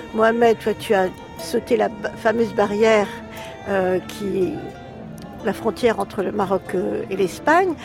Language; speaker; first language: French; native; French